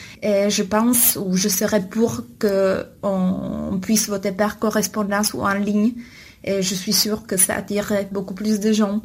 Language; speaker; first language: French; non-native, fluent; Czech